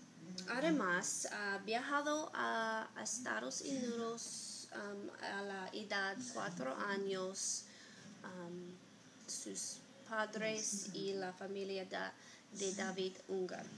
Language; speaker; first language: Spanish; non-native, learner; English